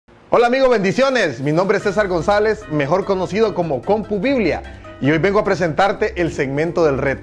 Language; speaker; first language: Spanish; native; Spanish